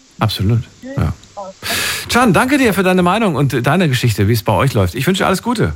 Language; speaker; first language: German; native; German